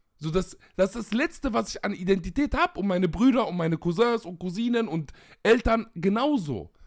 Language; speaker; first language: German; early bilingual, other home language; Arabic